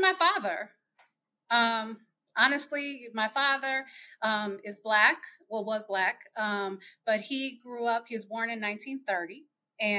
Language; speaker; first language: English; native; English